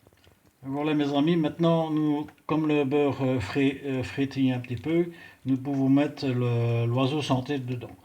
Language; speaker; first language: French; native; French